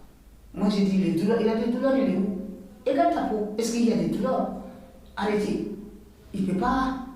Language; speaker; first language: French; non-native, learner; Bambara